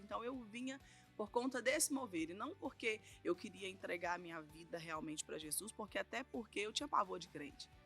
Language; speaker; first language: Portuguese; native; Portuguese